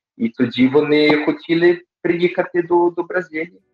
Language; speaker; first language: Ukrainian; early bilingual, heritage; Ukrainian